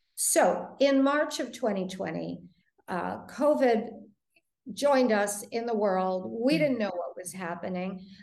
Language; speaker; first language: English; native; English